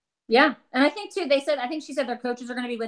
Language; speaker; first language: English; native; English